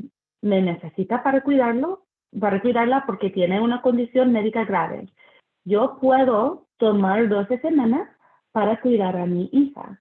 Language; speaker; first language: Spanish; early bilingual, heritage; Spanish